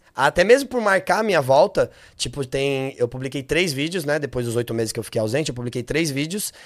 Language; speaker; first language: Portuguese; native; Portuguese